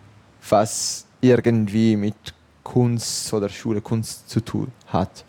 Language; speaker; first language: German; non-native, local second language; Italian